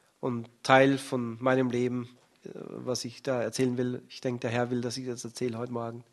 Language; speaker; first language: German; native; German